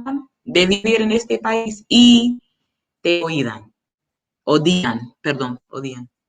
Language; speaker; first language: Spanish; non-native, learner; English